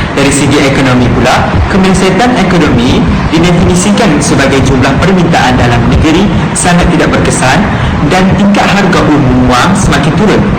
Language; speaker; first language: Malay; native; Malay